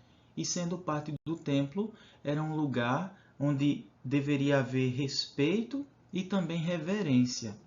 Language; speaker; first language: Portuguese; native; Portuguese